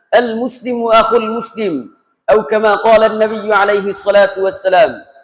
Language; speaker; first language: Arabic; non-native, fluent; Bangla